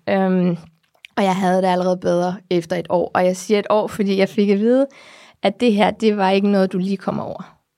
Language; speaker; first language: Danish; early bilingual, heritage; Danish